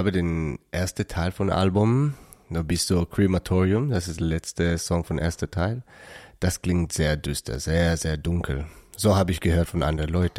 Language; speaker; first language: German; non-native, learner; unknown